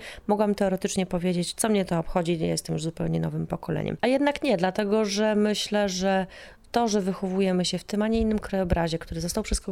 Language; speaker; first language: Polish; native; Polish